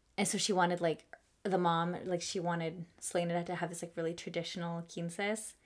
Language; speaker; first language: English; early bilingual, other home language; Spanish